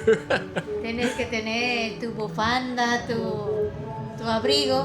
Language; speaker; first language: Spanish; non-native, fluent; Filipino